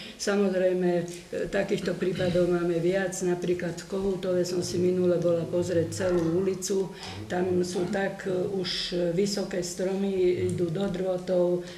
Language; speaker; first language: Slovak; native; Slovak